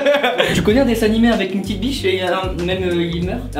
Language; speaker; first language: French; native; French